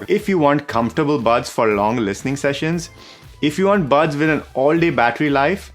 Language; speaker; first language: English; non-native, fluent; Dutch